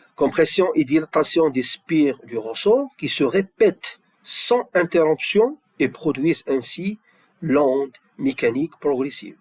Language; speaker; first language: French; non-native, local second language; Arabic